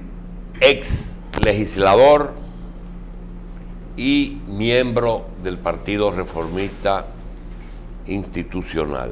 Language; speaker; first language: Spanish; native; Spanish